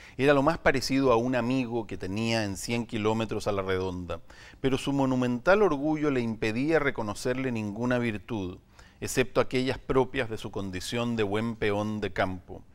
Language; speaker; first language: Spanish; native; Spanish